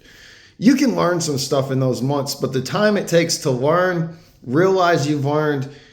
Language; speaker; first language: English; native; English